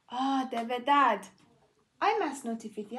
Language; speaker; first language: Spanish; non-native, learner; English